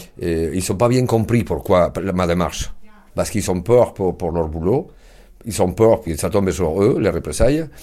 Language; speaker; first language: French; non-native, fluent; Spanish